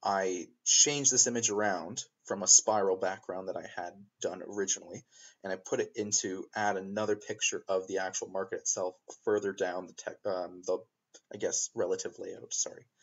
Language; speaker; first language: English; native; English